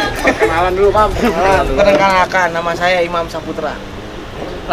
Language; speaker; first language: Indonesian; native; Indonesian